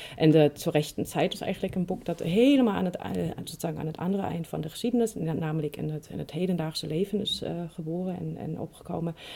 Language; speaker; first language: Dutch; non-native, fluent; German